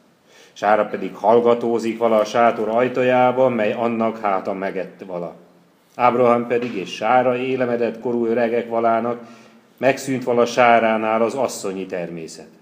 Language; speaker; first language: Hungarian; native; Hungarian